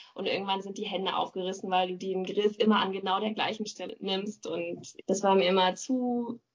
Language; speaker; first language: German; native; German